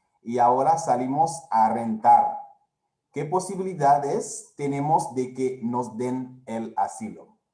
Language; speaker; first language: Spanish; non-native, fluent; Haitian Creole